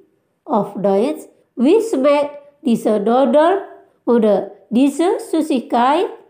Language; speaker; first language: German; non-native, fluent; Indonesian